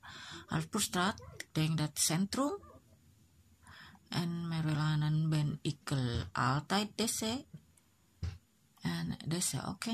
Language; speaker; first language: Dutch; non-native, learner; Indonesian